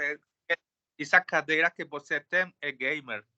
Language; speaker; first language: Portuguese; non-native, learner; Spanish